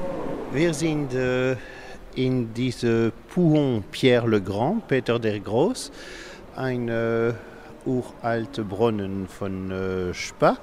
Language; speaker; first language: German; non-native, learner; French